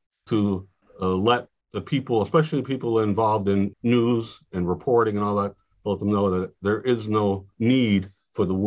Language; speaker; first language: English; native; English